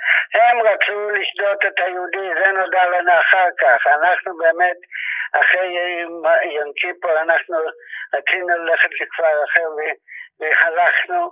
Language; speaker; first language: Hebrew; non-native, fluent; Yiddish